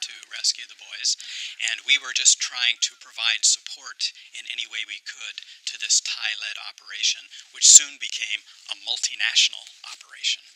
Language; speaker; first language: English; native; English